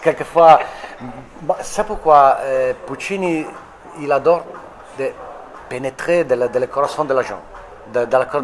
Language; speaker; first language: French; non-native, fluent; Italian